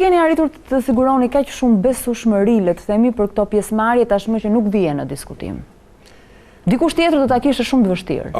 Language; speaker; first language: Albanian; native; Albanian